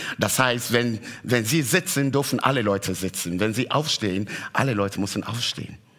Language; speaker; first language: German; non-native, fluent; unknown